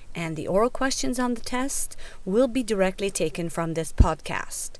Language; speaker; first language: English; native; English